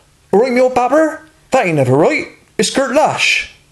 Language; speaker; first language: English; native; English